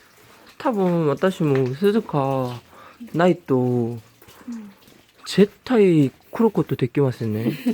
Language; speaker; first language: Japanese; non-native, learner; Korean